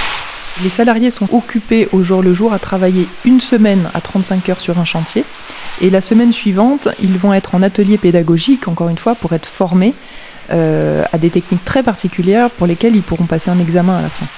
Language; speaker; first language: French; native; French